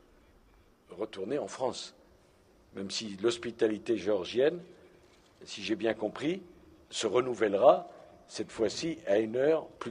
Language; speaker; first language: French; native; French